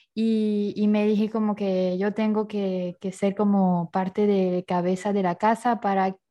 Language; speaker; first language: Spanish; non-native, fluent; French